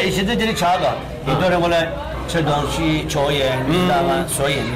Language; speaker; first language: Chinese; non-native, learner; Persian